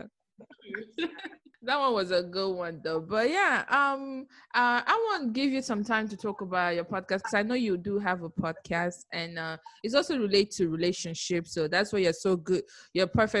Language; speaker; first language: English; non-native, local second language; Igbo